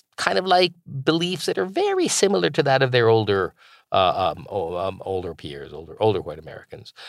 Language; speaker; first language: English; non-native, fluent; Spanish